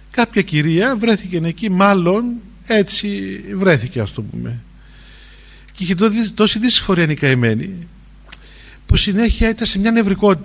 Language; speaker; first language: Greek; native; Greek